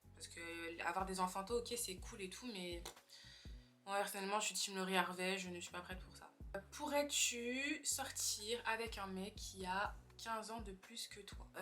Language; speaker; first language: French; native; French